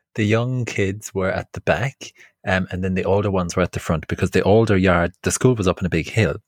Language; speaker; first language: English; native; English